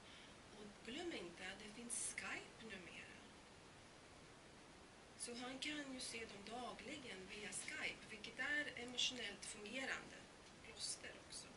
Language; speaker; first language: Swedish; non-native, fluent; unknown